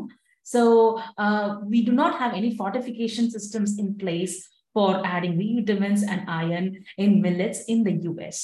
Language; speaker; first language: English; non-native, local second language; Tamil